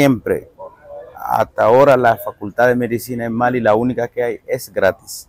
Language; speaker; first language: Spanish; non-native, fluent; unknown